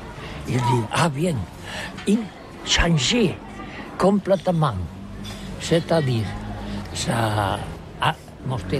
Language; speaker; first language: French; non-native, learner; Catalan